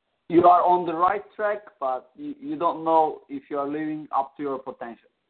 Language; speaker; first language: English; non-native, fluent; Turkish